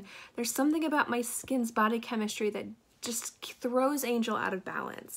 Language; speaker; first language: English; native; English